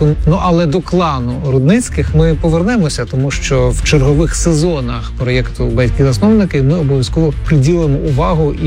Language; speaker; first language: Ukrainian; native; Ukrainian